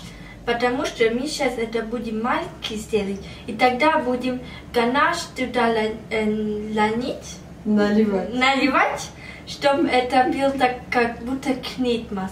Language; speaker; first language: Russian; early bilingual, heritage; German